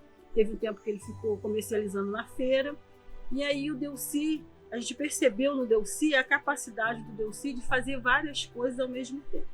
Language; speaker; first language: Portuguese; native; Portuguese